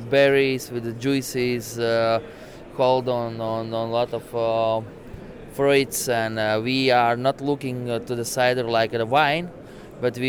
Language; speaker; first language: English; non-native, learner; Latvian